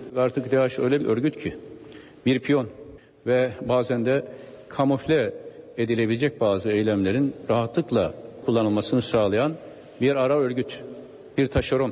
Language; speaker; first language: Turkish; native; Turkish